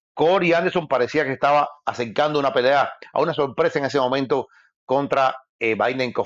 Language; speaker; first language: Spanish; native; Spanish